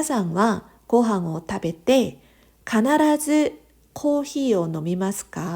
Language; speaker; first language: Japanese; non-native, fluent; Korean